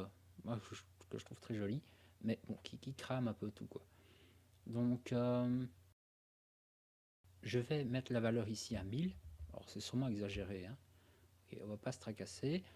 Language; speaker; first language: French; native; French